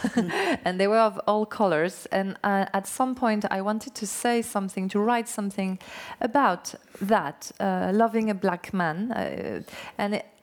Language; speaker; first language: English; non-native, fluent; French